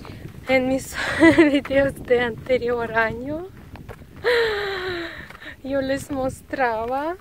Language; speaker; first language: Spanish; non-native, learner; Russian